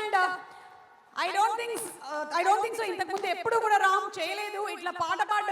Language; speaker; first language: Telugu; native; Telugu